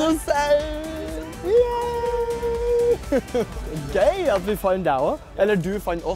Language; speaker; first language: Norwegian; native; Norwegian